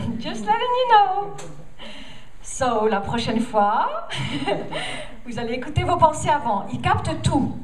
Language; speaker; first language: French; non-native, fluent; English